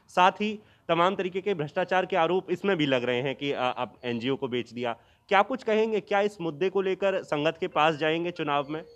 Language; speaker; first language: Hindi; native; Hindi